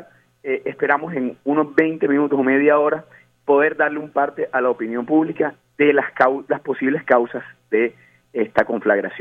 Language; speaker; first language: Spanish; native; Spanish